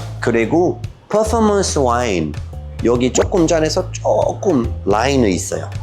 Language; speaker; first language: Korean; non-native, learner; French